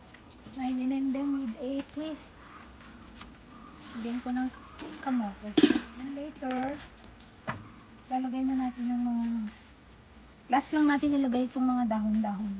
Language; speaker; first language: Filipino; non-native, local second language; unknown